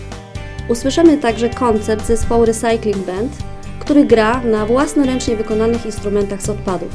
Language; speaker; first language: Polish; native; Polish